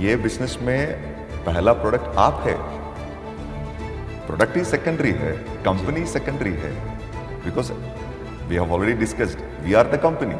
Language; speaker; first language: Hindi; non-native, local second language; Malayalam